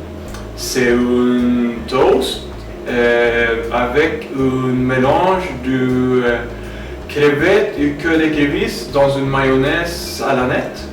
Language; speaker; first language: French; non-native, fluent; Swedish